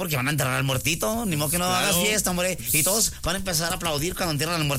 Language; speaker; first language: Spanish; native; Spanish